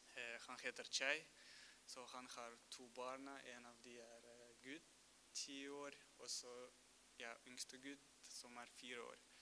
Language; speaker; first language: Norwegian; non-native, fluent; Russian